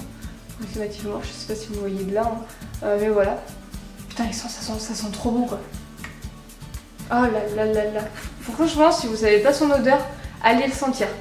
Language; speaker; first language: French; native; French